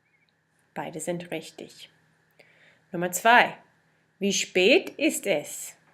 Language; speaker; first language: German; non-native, fluent; English